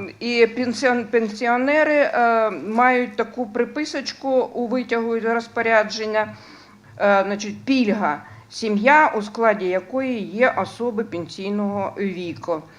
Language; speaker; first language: Ukrainian; non-native, local second language; Russian